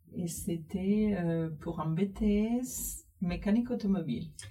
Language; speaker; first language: French; non-native, fluent; Spanish